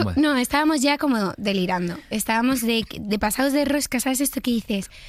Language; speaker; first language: Spanish; native; Spanish